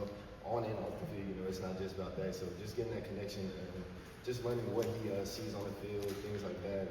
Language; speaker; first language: English; native; English